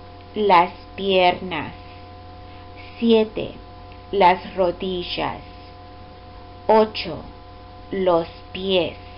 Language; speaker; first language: Spanish; non-native, fluent; English